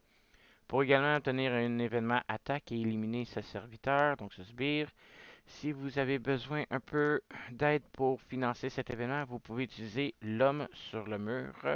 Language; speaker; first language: French; native; French